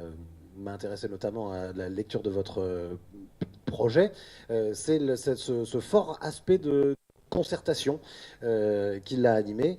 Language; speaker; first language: French; native; French